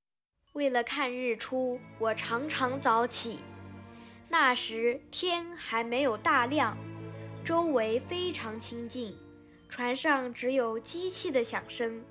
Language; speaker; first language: Chinese; native; Chinese